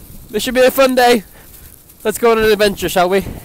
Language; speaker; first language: English; native; English